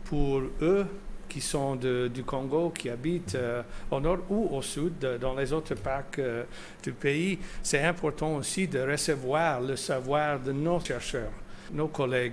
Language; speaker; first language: French; non-native, fluent; English